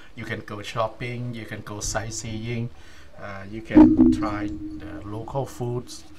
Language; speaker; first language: English; non-native, fluent; Thai